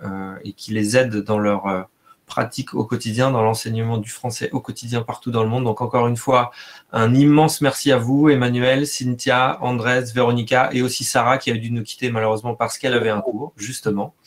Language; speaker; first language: French; native; French